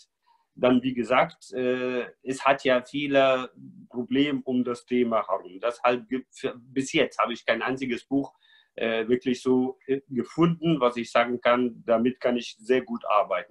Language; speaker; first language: German; non-native, fluent; Arabic